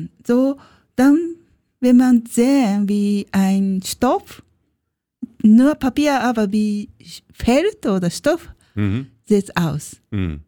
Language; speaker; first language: German; non-native, learner; Japanese